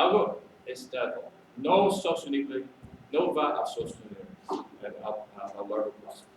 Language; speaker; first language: Spanish; non-native, learner; English